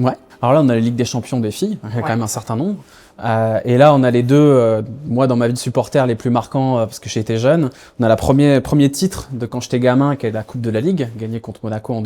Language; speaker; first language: French; native; French